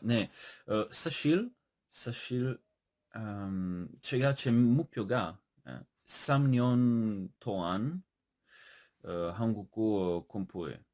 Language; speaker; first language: Korean; non-native, learner; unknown